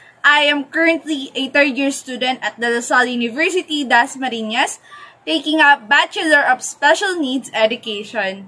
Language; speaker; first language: English; non-native, local second language; Filipino